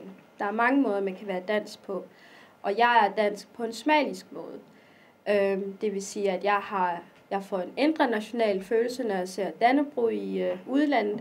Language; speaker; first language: Danish; early bilingual, other home language; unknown